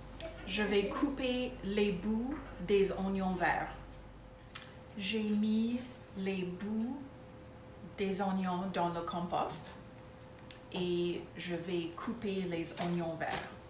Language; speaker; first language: French; non-native, local second language; English